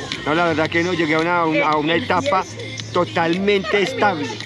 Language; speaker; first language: Spanish; native; Spanish